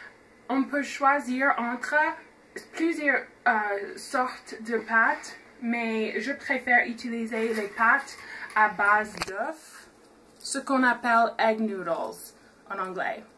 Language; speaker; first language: French; non-native, fluent; English